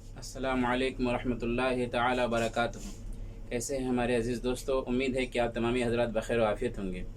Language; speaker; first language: Urdu; native; Urdu